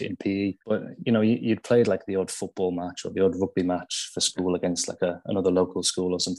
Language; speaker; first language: English; native; English